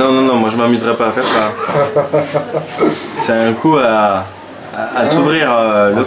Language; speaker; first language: French; native; French